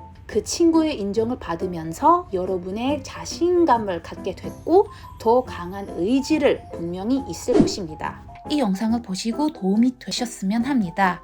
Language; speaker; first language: Korean; non-native, learner; Indonesian